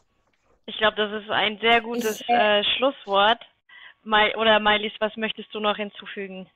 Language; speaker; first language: German; native; German